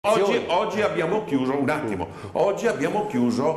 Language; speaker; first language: Italian; native; Italian